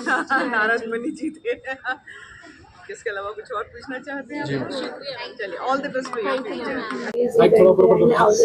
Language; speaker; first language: Hindi; native; Hindi